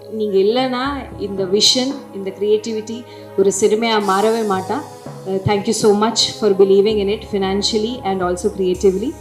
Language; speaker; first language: Tamil; non-native, fluent; Malayalam